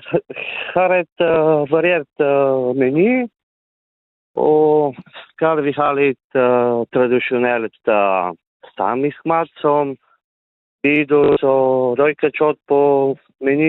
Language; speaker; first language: Norwegian; non-native, local second language; Northern Sami